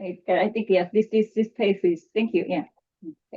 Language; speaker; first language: English; non-native, learner; Korean